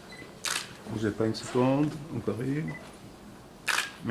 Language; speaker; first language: French; native; French